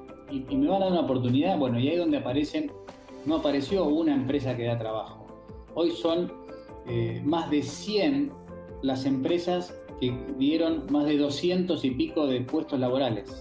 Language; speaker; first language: Spanish; native; Spanish